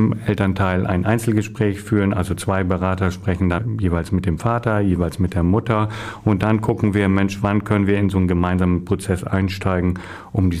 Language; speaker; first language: German; native; German